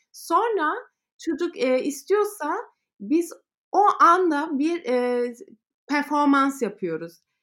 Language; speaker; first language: Turkish; early bilingual, heritage; Turkish